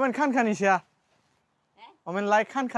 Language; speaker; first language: Chinese; non-native, learner; Bangla